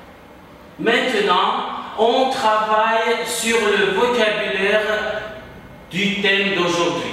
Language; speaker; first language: French; non-native, fluent; Uzbek